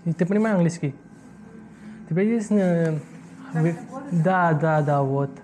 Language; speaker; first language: Russian; non-native, learner; Hindi